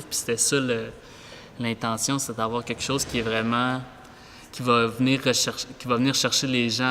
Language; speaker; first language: French; native; French